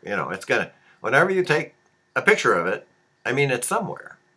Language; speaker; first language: English; native; English